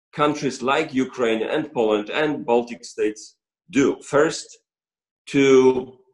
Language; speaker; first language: English; non-native, fluent; Polish